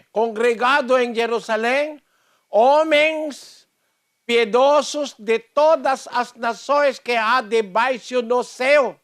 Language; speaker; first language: Portuguese; non-native, learner; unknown